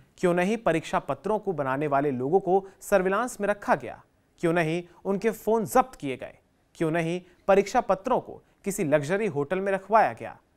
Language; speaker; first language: Hindi; native; Hindi